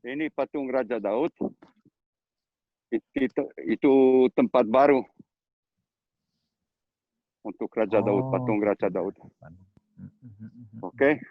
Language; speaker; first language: Indonesian; non-native, learner; Hebrew